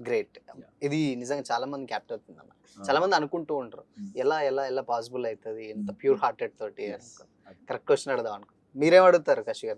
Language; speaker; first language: Telugu; native; Telugu